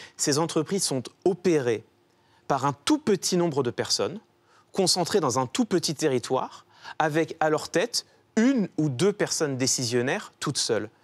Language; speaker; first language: French; native; French